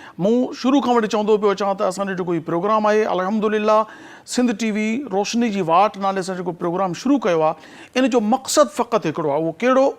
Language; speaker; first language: Sindhi; native; Sindhi